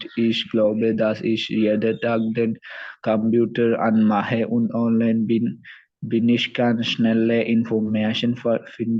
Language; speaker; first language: German; non-native, learner; Malayalam